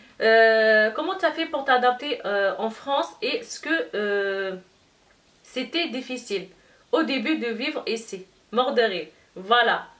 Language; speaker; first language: French; non-native, local second language; Arabic